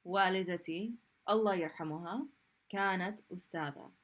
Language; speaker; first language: Arabic; non-native, fluent; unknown